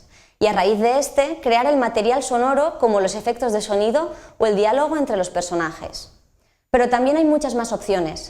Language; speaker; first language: Spanish; native; Spanish